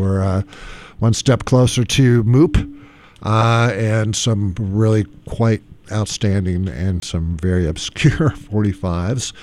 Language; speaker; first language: English; native; English